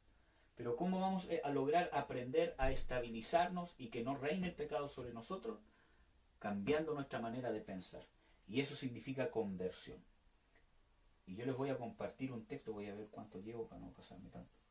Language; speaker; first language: Spanish; native; Spanish